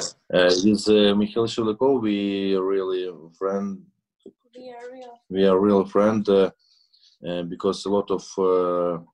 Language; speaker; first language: English; non-native, learner; Russian